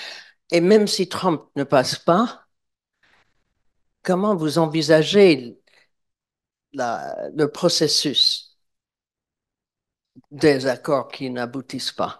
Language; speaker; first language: French; non-native, fluent; English